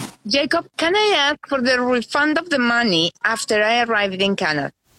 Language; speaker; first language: English; non-native, fluent; Spanish